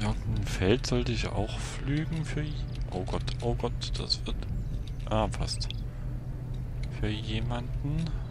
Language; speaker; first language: German; native; German